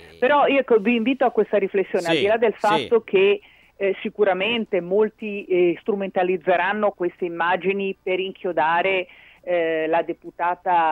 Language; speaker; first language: Italian; native; Italian